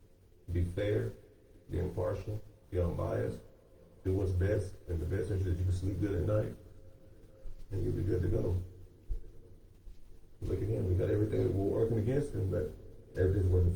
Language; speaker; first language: English; native; English